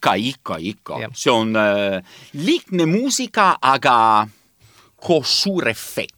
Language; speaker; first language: Estonian; non-native, learner; Italian